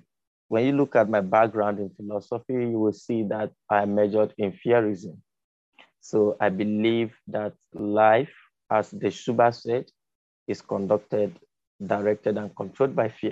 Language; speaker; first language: English; non-native, local second language; Igbo